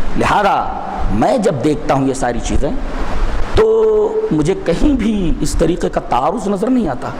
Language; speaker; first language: Urdu; native; Urdu